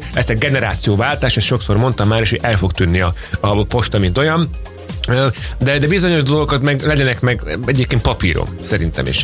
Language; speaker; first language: Hungarian; native; Hungarian